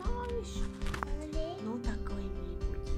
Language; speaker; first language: Russian; non-native, learner; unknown